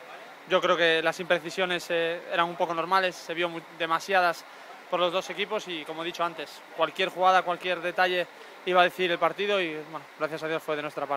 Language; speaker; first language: Spanish; native; Spanish